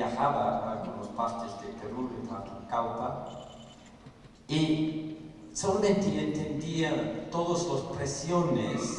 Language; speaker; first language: Spanish; non-native, fluent; English